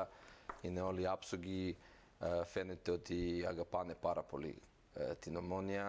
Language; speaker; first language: Greek; non-native, fluent; Serbian